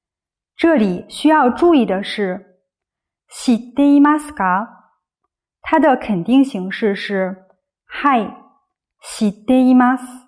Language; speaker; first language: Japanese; non-native, fluent; Chinese